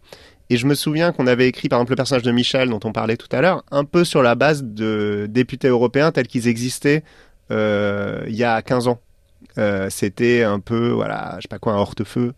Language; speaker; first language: French; native; French